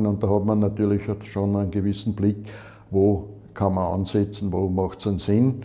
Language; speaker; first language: German; native; German